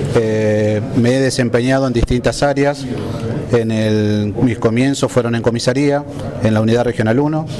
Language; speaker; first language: Spanish; native; Spanish